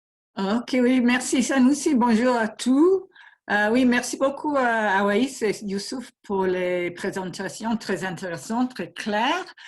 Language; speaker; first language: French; non-native, fluent; English